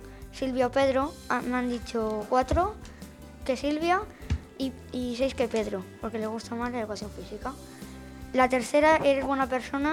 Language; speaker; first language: Spanish; native; Spanish